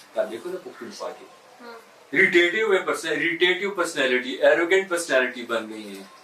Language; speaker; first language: Urdu; non-native, local second language; Pashto